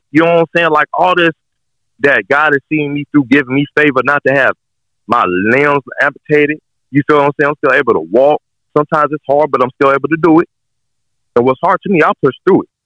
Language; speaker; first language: English; native; English